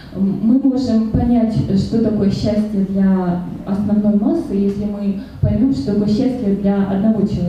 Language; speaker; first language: Russian; native; Russian